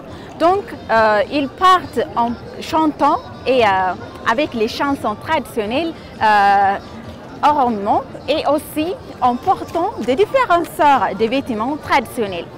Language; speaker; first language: French; non-native, fluent; Amharic